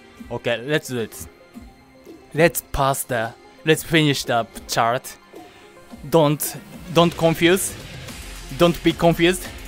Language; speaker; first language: English; non-native, learner; Japanese